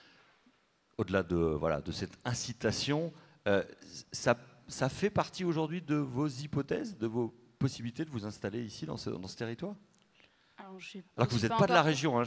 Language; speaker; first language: French; native; French